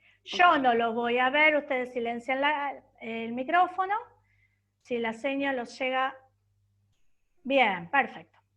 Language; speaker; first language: Spanish; native; Spanish